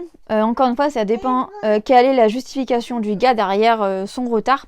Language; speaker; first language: French; native; French